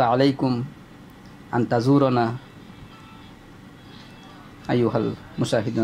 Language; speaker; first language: Arabic; non-native, learner; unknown